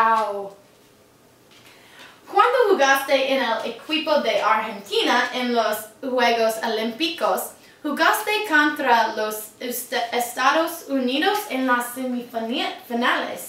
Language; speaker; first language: Spanish; non-native, learner; English